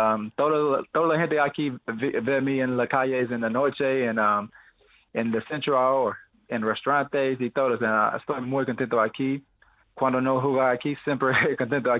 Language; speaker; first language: Spanish; non-native, learner; English